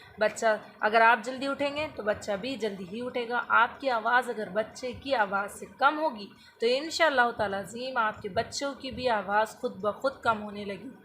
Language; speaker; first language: Urdu; native; Urdu